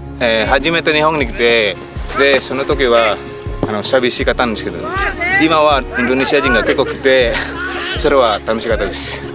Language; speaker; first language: Japanese; non-native, learner; Indonesian